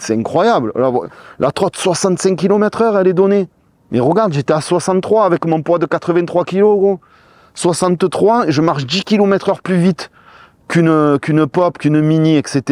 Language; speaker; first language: French; native; French